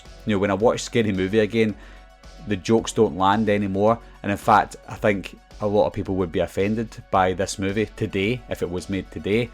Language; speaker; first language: English; native; English